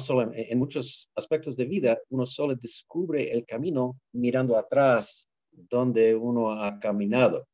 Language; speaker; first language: Spanish; non-native, fluent; English